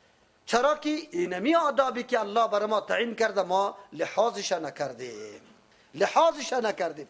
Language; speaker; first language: Persian; native; Persian